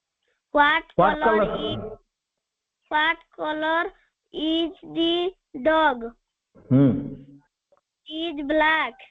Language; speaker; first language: English; non-native, learner; Odia